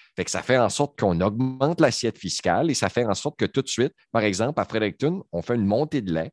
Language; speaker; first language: French; native; French